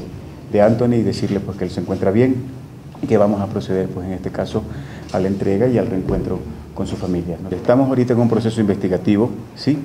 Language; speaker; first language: Spanish; native; Spanish